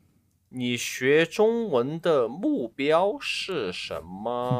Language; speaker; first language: Chinese; non-native, learner; English